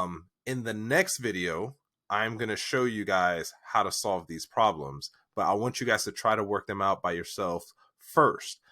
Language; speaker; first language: English; native; English